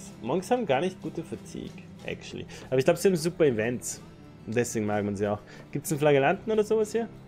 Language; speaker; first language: German; native; German